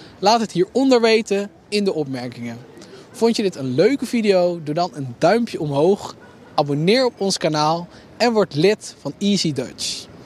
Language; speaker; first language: Dutch; native; Dutch